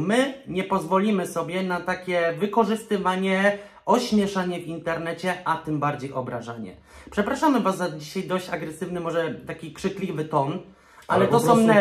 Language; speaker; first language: Polish; native; Polish